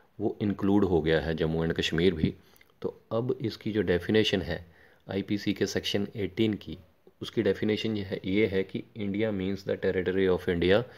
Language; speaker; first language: Hindi; non-native, local second language; Punjabi